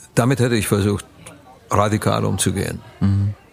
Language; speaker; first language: German; early bilingual, other home language; Romanian